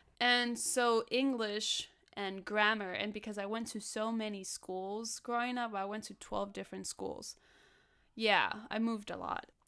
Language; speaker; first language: English; early bilingual, other home language; Spanish